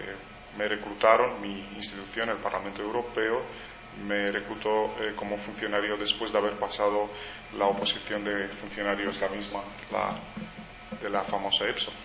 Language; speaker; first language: Spanish; non-native, local second language; Romanian